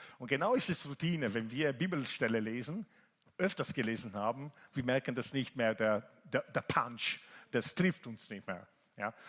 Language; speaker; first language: German; non-native, fluent; Italian